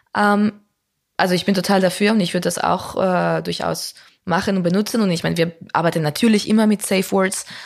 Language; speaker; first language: German; non-native, fluent; Spanish